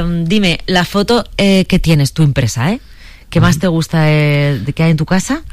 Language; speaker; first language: Spanish; native; Spanish